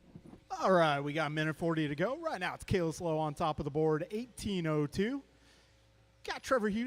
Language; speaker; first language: English; native; English